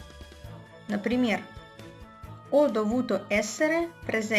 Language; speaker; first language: Italian; non-native, fluent; Russian